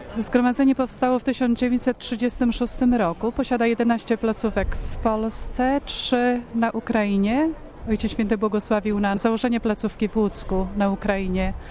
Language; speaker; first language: Polish; native; Polish